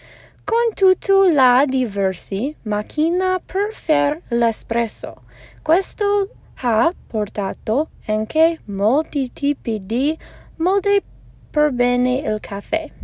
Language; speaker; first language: Italian; non-native, learner; English